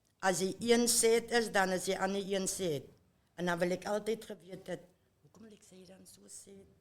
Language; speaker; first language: Afrikaans; native; Afrikaans